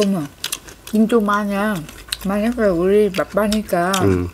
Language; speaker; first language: Korean; non-native, learner; Vietnamese